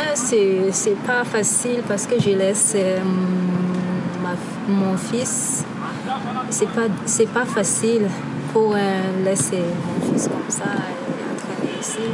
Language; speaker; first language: French; non-native, local second language; Malagasy